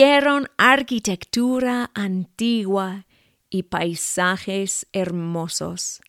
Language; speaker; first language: Spanish; non-native, fluent; English